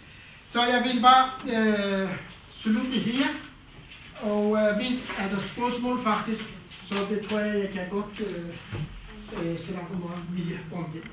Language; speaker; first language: Danish; non-native, fluent; Kurdish